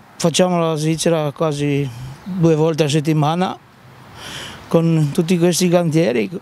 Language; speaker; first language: Italian; non-native, fluent; Romanian